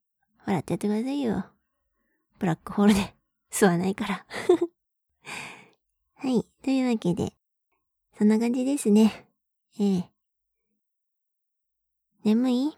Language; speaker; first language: Japanese; native; Japanese